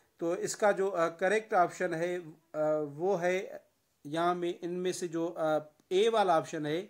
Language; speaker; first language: Urdu; non-native, local second language; Sindhi